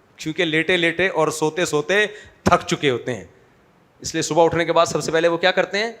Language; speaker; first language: Urdu; native; Urdu